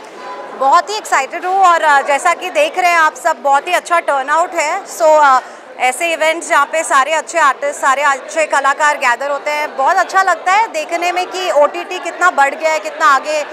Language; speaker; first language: Hindi; native; Hindi